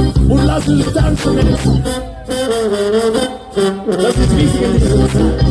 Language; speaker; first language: German; non-native, learner; Dutch